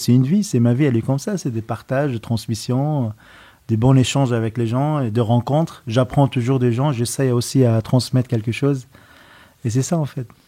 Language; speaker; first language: French; non-native, fluent; Arabic